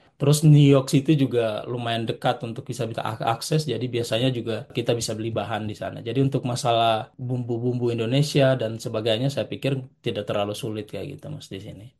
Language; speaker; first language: Indonesian; native; Indonesian